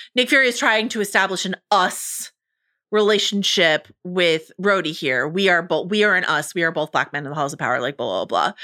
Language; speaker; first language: English; native; English